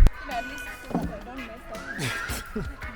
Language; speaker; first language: English; non-native, local second language; Swahili